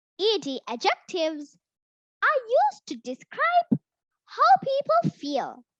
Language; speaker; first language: English; non-native, local second language; Sinhala